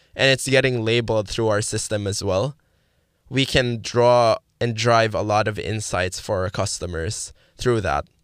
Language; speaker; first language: English; non-native, local second language; Filipino